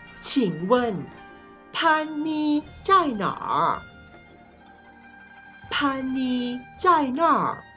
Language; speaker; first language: Chinese; non-native, fluent; Thai